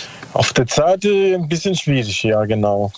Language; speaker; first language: German; non-native, learner; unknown